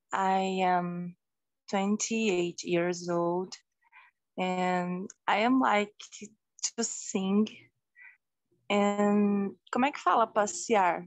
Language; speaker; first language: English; non-native, learner; Portuguese